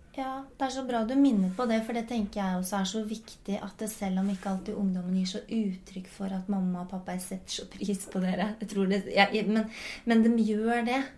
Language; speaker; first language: Norwegian; native; Norwegian